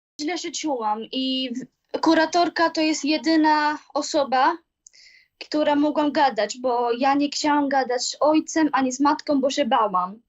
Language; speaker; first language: Polish; early bilingual, heritage; Polish